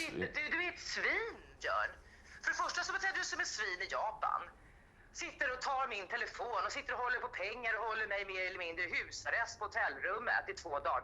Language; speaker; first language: Swedish; native; Swedish